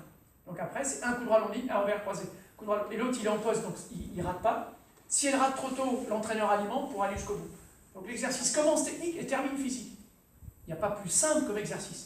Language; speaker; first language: French; native; French